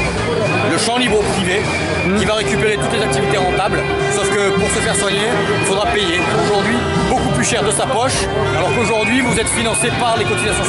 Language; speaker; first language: French; native; French